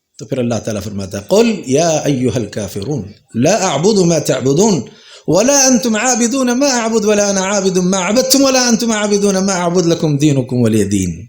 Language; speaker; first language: Urdu; native; Urdu